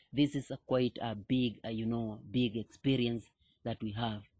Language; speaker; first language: English; non-native, local second language; Kikuyu